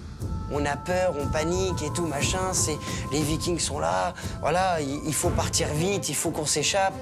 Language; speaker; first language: French; native; French